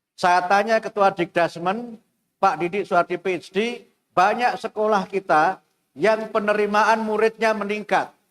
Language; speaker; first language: Indonesian; non-native, local second language; Javanese